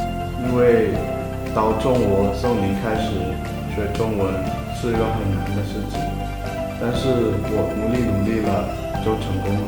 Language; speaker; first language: Chinese; non-native, learner; Spanish